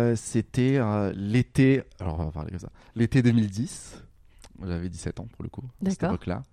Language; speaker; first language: French; non-native, local second language; Arabic